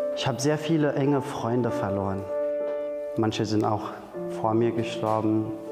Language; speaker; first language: German; non-native, fluent; Arabic